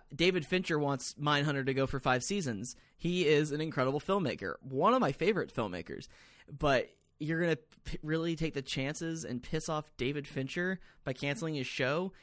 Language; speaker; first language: English; native; English